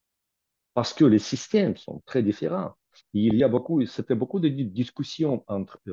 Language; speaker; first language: French; non-native, fluent; Russian